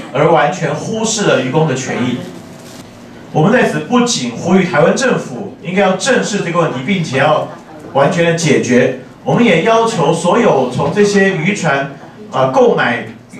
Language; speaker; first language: Chinese; native; Chinese